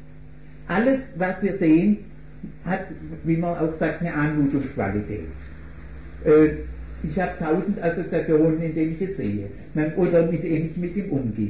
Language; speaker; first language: German; native; German